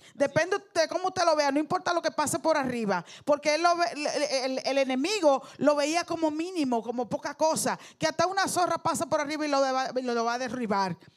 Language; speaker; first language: Spanish; native; Spanish